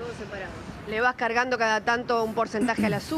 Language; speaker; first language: Spanish; native; Spanish